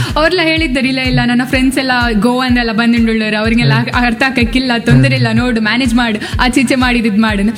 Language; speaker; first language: Kannada; non-native, local second language; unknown